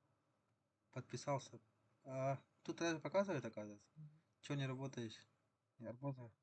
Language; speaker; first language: Russian; non-native, local second language; Yakut